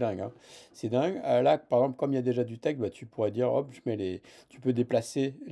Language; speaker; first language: French; native; French